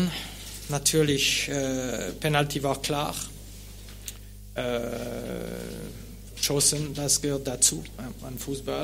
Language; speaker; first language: German; non-native, local second language; French